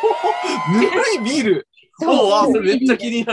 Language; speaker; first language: Japanese; native; Japanese